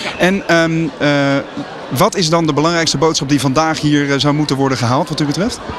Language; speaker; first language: Dutch; native; Dutch